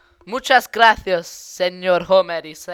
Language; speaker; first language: Spanish; non-native, learner; English